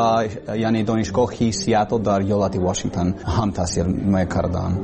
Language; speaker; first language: Persian; non-native, learner; English